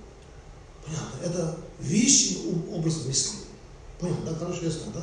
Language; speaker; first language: Russian; non-native, learner; Tibetan